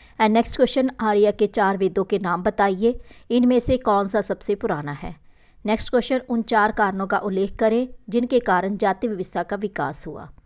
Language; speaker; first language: Hindi; non-native, local second language; Punjabi